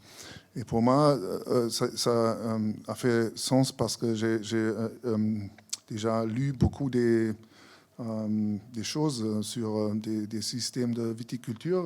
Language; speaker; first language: French; non-native, fluent; German